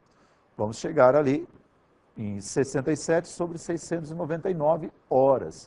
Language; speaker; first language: Portuguese; native; Portuguese